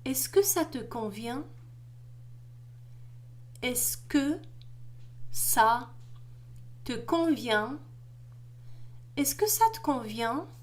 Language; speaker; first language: French; non-native, local second language; Arabic